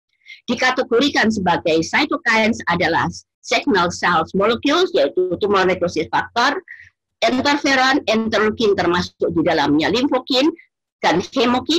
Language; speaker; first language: Indonesian; native; Indonesian